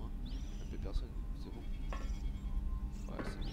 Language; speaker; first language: French; native; French